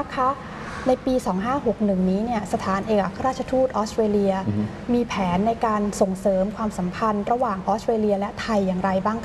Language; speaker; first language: Thai; native; Thai